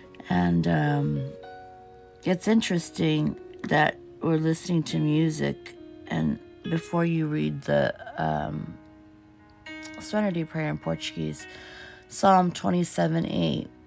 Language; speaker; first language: English; early bilingual, other home language; Portuguese